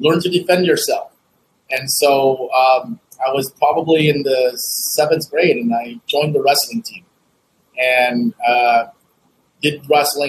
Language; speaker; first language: English; native; English